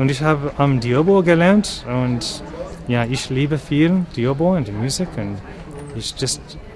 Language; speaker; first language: German; non-native, learner; English